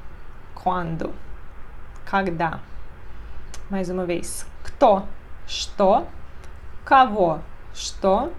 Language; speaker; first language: Russian; non-native, fluent; Portuguese